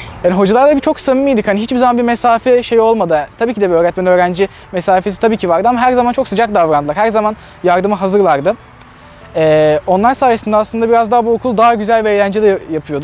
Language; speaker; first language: Turkish; native; Turkish